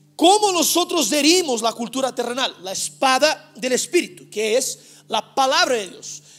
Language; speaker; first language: Spanish; non-native, fluent; Portuguese